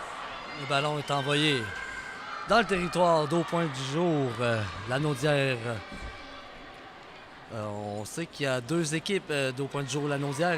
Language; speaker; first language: French; native; French